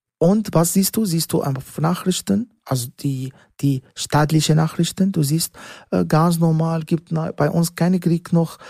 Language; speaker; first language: German; non-native, learner; Arabic